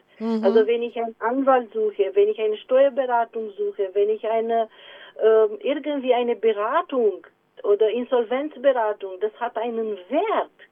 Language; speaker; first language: German; non-native, fluent; Romanian